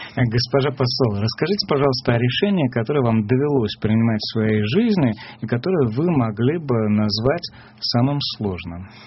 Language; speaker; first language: Russian; native; Russian